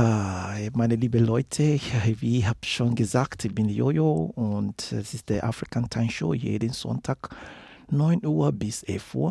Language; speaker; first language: German; non-native, learner; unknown